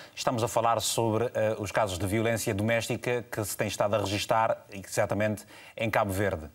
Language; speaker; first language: Portuguese; native; Portuguese